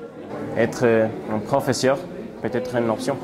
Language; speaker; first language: French; non-native, learner; Spanish